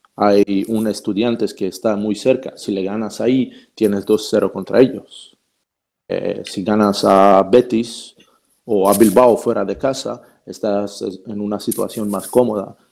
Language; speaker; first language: Spanish; non-native, fluent; Croatian